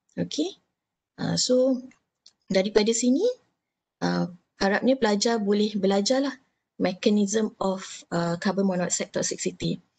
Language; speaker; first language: Malay; native; Malay